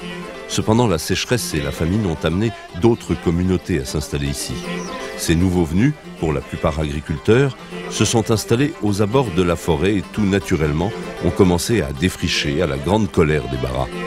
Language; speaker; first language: French; native; French